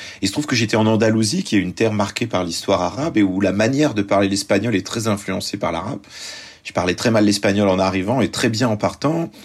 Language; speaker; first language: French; early bilingual, other home language; Arabic